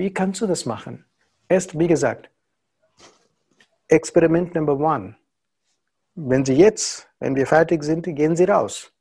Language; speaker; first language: German; non-native, learner; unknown